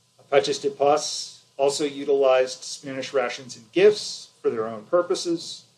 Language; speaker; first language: English; native; English